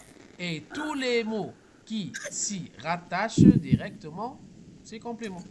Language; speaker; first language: French; non-native, local second language; Arabic